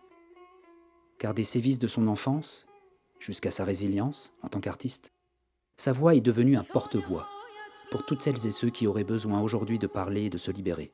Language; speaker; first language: French; native; French